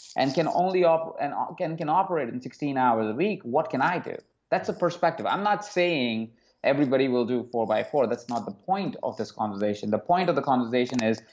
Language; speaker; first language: English; non-native, local second language; Hindi